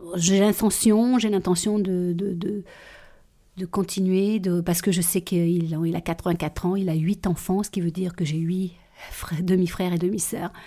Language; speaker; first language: French; native; French